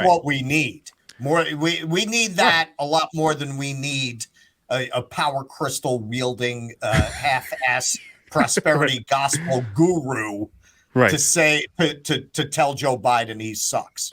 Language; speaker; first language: English; native; English